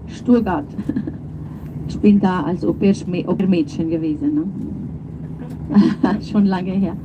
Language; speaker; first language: German; non-native, fluent; Portuguese